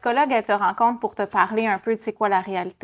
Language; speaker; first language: French; native; French